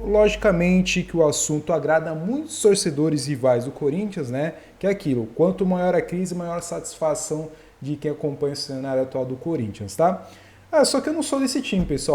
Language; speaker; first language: Portuguese; native; Portuguese